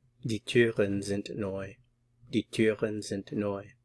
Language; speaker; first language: German; non-native, fluent; English